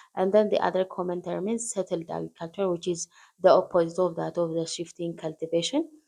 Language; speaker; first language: English; non-native, local second language; Amharic